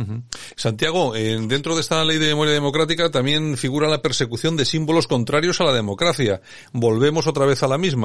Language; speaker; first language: Spanish; native; Spanish